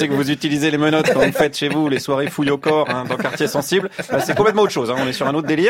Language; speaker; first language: French; native; French